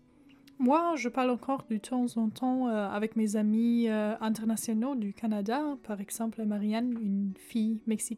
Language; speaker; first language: French; non-native, fluent; German